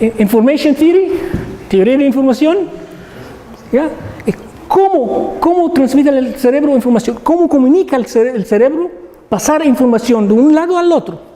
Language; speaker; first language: Spanish; non-native, learner; Arabic